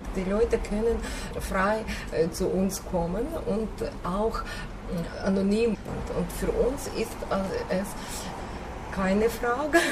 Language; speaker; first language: German; non-native, fluent; Ukrainian